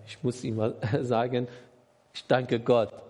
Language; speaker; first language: German; non-native, learner; Persian